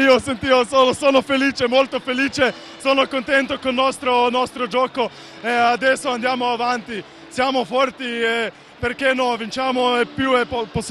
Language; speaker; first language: Italian; non-native, learner; Slovenian